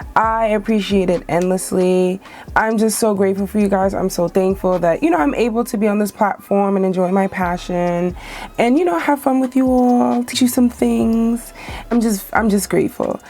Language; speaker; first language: English; native; English